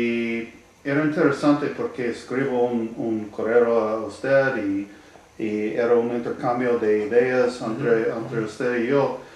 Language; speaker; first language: Spanish; non-native, learner; English